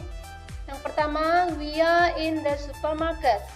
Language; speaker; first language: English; non-native, fluent; Indonesian